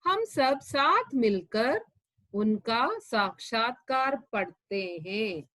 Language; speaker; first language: Hindi; non-native, local second language; Malayalam